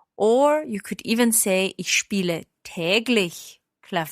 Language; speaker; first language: German; non-native, fluent; English